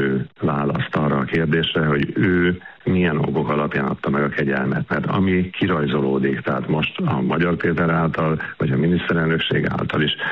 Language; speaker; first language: Hungarian; native; Hungarian